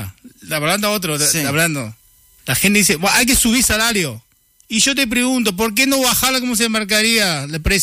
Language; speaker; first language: Spanish; non-native, learner; Chinese